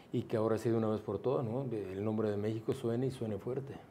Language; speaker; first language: Spanish; native; Spanish